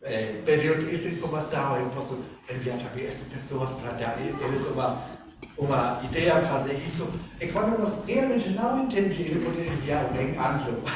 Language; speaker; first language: Portuguese; non-native, learner; German